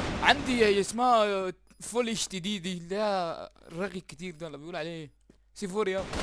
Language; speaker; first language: Arabic; native; Arabic